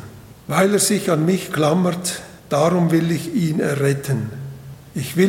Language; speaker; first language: German; native; German